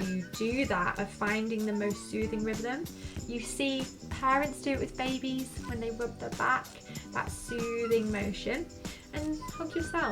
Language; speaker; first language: English; native; English